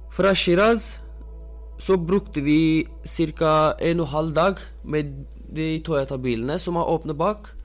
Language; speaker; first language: Norwegian; non-native, fluent; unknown